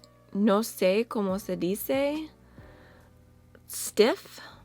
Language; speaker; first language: Spanish; non-native, learner; English